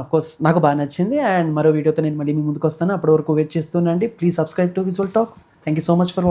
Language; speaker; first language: Telugu; native; Telugu